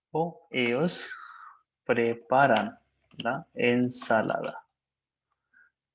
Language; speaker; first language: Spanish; non-native, fluent; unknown